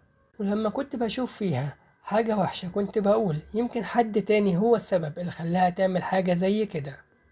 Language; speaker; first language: Arabic; native; Arabic